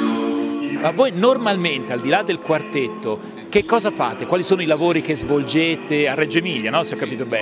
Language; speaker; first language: Italian; native; Italian